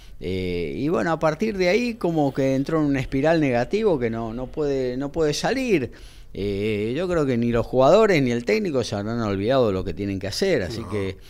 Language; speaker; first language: Spanish; native; Spanish